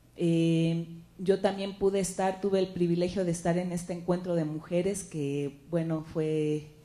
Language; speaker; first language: Spanish; native; Spanish